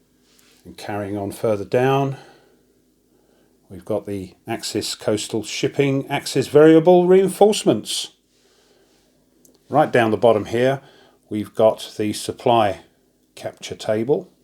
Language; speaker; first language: English; native; English